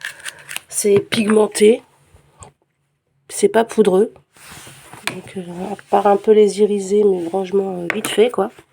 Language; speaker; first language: French; native; French